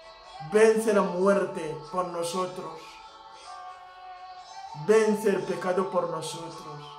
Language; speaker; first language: Spanish; non-native, fluent; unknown